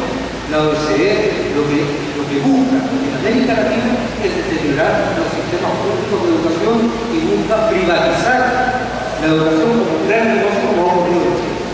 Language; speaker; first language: Spanish; native; Spanish